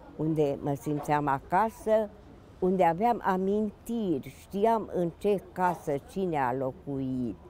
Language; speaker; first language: Romanian; native; Romanian